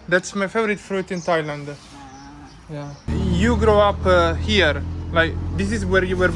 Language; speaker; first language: English; non-native, fluent; Italian